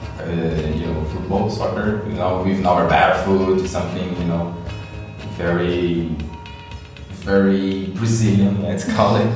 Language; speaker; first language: English; non-native, fluent; Portuguese